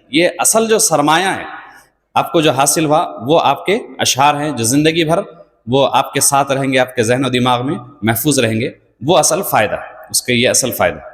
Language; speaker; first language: Urdu; native; Urdu